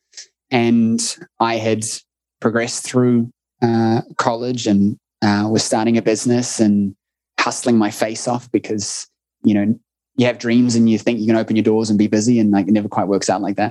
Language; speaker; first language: English; native; English